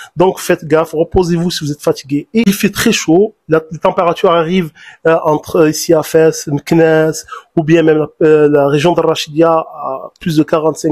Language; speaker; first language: French; non-native, local second language; Arabic